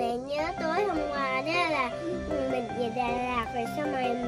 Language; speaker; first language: Vietnamese; early bilingual, heritage; Vietnamese